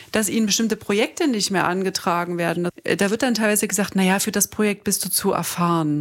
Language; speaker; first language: German; native; German